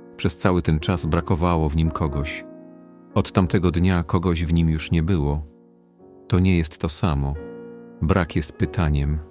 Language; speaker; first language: Polish; non-native, fluent; Kurdish